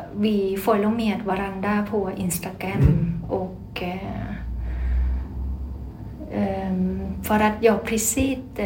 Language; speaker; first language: Swedish; non-native, learner; Thai